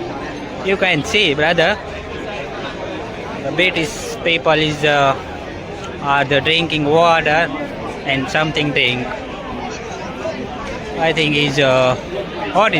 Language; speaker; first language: English; non-native, learner; Gujarati